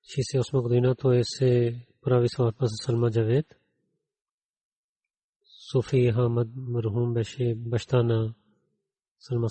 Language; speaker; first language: Bulgarian; non-native, learner; Urdu